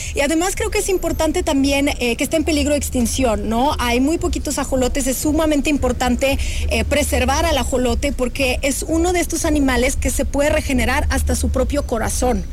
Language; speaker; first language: Spanish; non-native, fluent; Russian